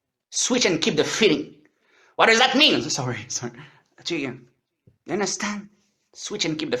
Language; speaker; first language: English; non-native, learner; French